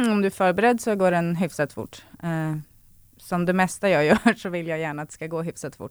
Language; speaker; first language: Swedish; native; Swedish